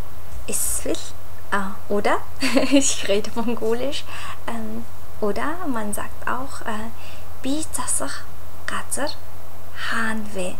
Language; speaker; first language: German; non-native, fluent; Mongolian